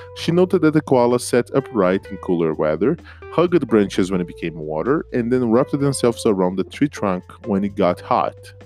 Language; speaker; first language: English; non-native, fluent; Portuguese